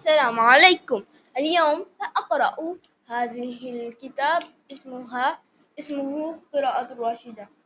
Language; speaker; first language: Arabic; non-native, learner; Urdu